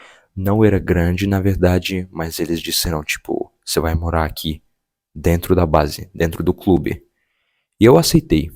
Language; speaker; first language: Portuguese; non-native, fluent; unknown